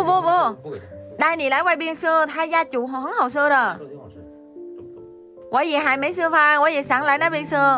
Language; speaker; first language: Chinese; non-native, fluent; Vietnamese